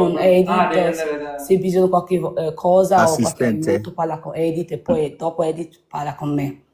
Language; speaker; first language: Italian; non-native, learner; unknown